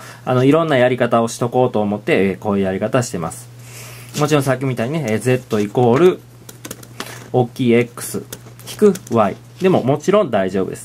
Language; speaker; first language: Japanese; native; Japanese